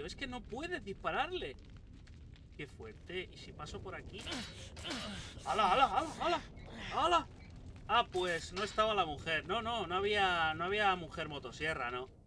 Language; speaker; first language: Spanish; native; Spanish